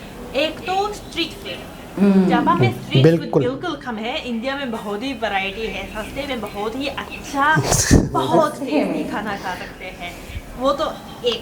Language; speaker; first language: Hindi; non-native, fluent; Japanese